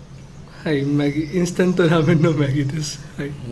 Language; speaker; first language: Japanese; non-native, learner; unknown